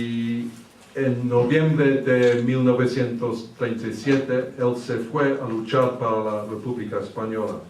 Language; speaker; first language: Spanish; early bilingual, heritage; English